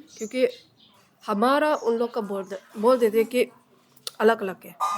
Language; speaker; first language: Hindi; non-native, local second language; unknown